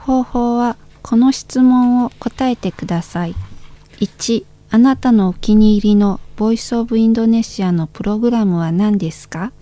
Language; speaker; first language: Japanese; non-native, fluent; Indonesian